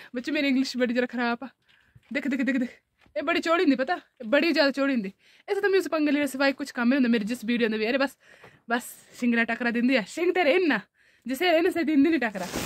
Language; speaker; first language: Hindi; non-native, local second language; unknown